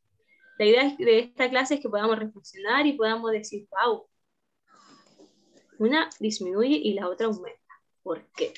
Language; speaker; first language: Spanish; native; Spanish